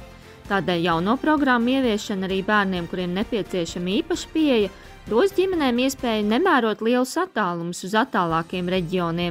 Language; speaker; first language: Latvian; native; Latvian